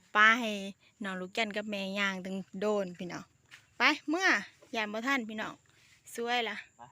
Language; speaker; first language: Thai; native; Thai